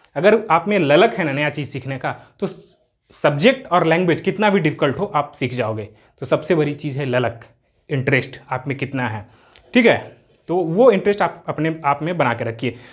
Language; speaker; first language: Hindi; native; Hindi